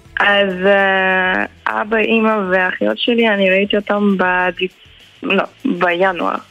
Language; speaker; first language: Hebrew; early bilingual, heritage; Hebrew